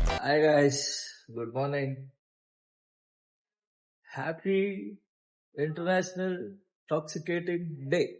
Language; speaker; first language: Kannada; native; Kannada